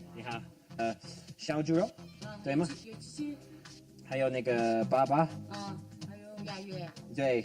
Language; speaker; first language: Chinese; non-native, learner; English